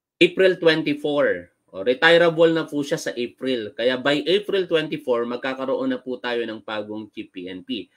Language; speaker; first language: Filipino; native; Filipino